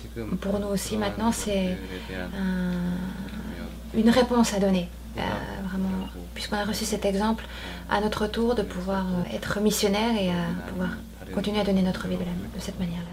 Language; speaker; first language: French; non-native, fluent; Korean